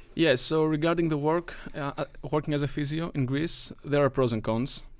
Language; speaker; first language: English; non-native, fluent; Greek